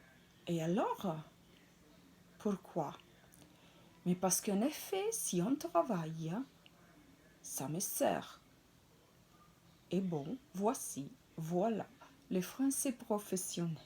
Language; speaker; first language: French; non-native, fluent; Italian